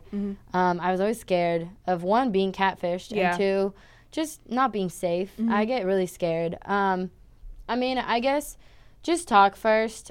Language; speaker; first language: English; non-native, fluent; Portuguese